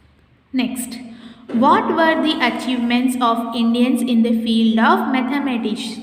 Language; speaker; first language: English; non-native, local second language; Hindi